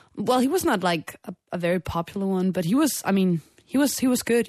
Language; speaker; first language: English; non-native, fluent; Danish